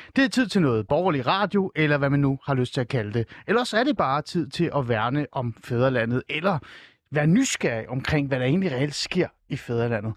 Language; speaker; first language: Danish; early bilingual, other home language; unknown